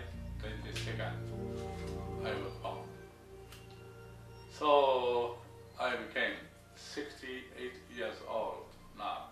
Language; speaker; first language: English; non-native, learner; Japanese